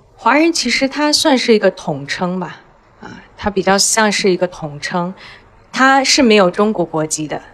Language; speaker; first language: Chinese; native; Chinese